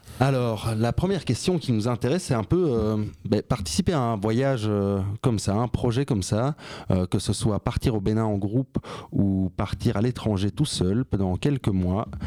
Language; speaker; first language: French; native; French